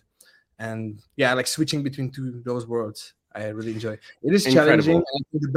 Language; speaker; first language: English; non-native, fluent; Czech